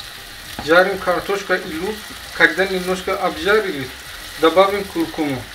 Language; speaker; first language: Russian; non-native, learner; Persian